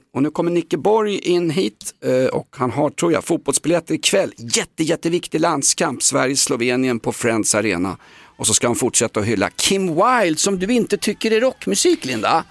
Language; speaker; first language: Swedish; native; Swedish